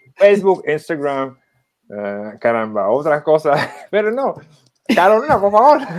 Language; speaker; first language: Spanish; non-native, learner; Ukrainian